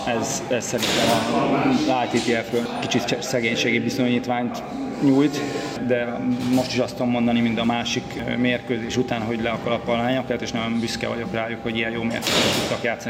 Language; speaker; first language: Hungarian; native; Hungarian